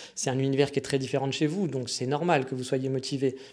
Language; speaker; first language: French; native; French